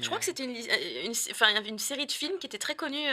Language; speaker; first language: French; native; French